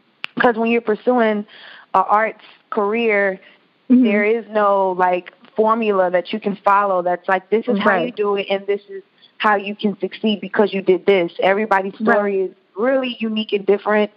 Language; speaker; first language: English; native; English